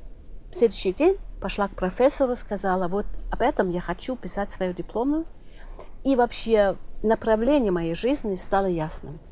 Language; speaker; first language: Russian; non-native, fluent; German